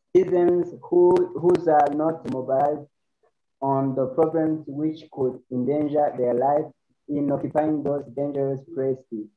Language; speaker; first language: English; non-native, learner; Rundi